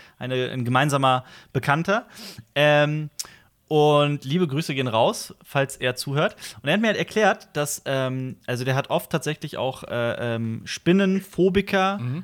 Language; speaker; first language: German; native; German